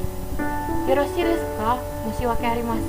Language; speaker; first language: Japanese; non-native, learner; Indonesian